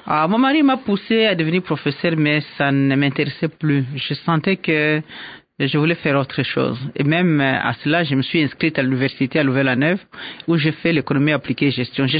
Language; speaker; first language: French; non-native, local second language; Swahili